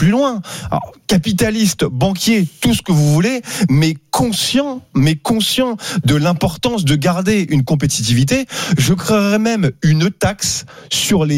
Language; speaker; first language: French; native; French